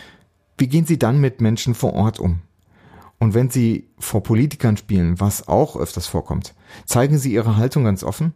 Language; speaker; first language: German; native; German